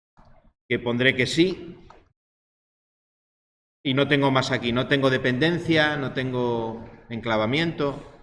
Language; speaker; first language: Spanish; native; Spanish